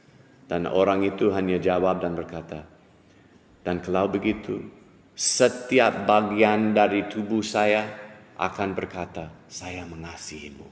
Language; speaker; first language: Indonesian; non-native, fluent; English